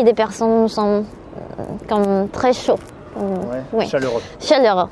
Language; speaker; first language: French; non-native, learner; Spanish